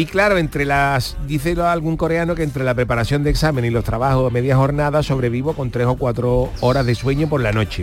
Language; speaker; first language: Spanish; native; Spanish